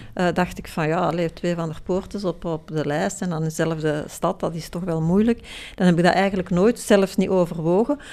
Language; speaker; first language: Dutch; native; Dutch